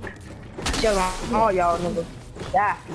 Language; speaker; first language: English; native; English